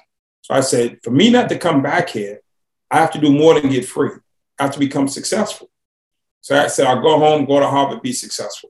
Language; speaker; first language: English; native; English